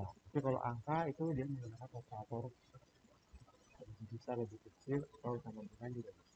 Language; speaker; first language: Indonesian; native; Indonesian